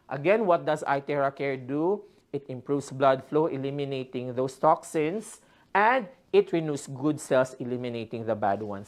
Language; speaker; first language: English; non-native, local second language; Filipino